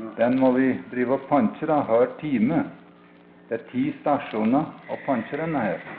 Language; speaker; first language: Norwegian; early bilingual, heritage; Norwegian